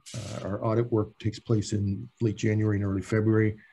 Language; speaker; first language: English; native; English